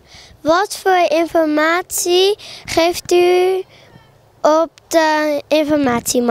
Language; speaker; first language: Dutch; early bilingual, other home language; Turkish